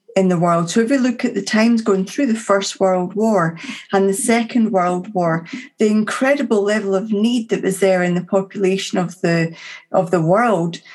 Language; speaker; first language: English; native; English